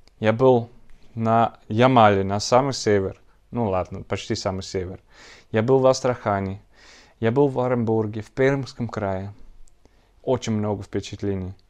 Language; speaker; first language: Russian; non-native, learner; Dutch